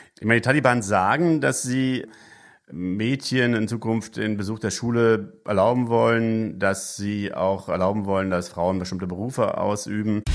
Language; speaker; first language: German; native; German